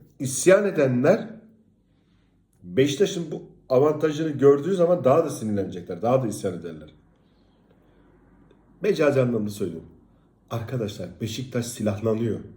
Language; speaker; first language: Turkish; native; Turkish